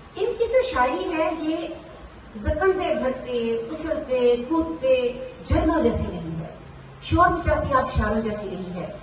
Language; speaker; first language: Urdu; native; Urdu